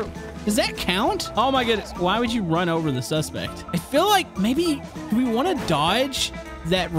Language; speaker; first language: English; native; English